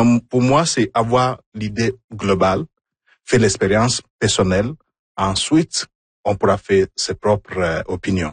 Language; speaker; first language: French; non-native, fluent; Igbo